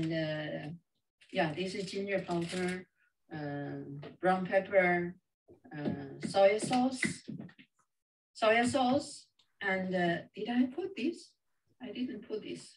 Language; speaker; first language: English; non-native, fluent; Chinese